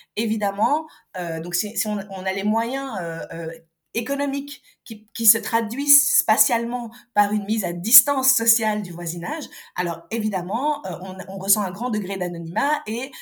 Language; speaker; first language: French; non-native, local second language; Arabic